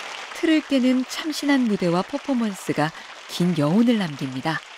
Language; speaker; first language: Korean; native; Korean